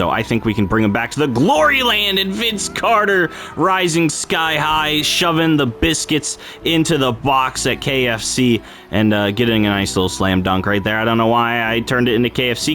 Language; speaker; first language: English; native; English